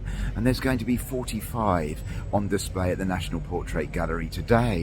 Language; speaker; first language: English; native; English